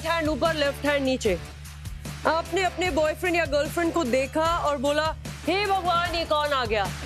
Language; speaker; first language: Hindi; native; Hindi